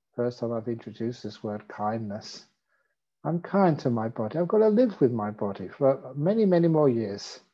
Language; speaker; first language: English; native; English